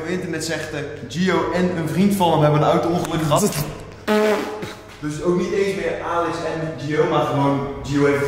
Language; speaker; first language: Dutch; native; Dutch